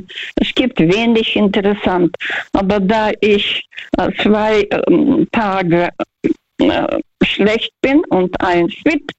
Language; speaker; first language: German; non-native, fluent; Russian